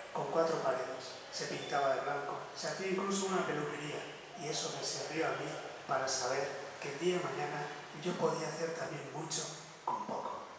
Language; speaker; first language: Spanish; non-native, local second language; Basque